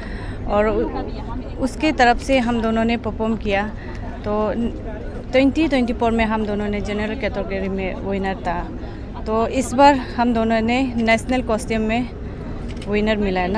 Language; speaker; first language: Hindi; non-native, local second language; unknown